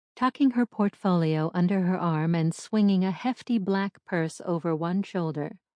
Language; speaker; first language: English; native; English